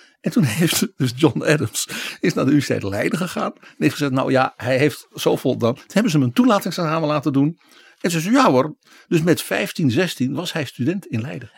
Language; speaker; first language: Dutch; native; Dutch